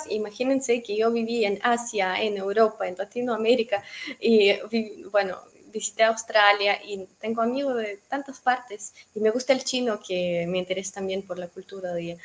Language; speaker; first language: Spanish; non-native, fluent; Russian